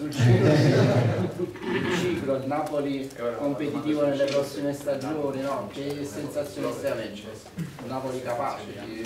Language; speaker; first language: Italian; native; Italian